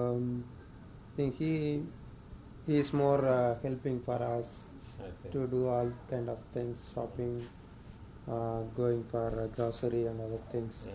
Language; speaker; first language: English; non-native, local second language; Tamil